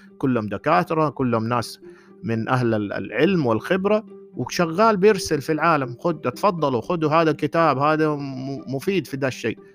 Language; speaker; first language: Arabic; native; Arabic